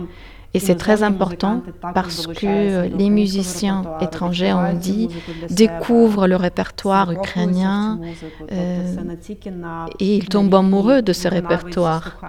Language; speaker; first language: French; non-native, fluent; Ukrainian